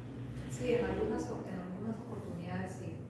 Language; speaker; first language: Spanish; native; Spanish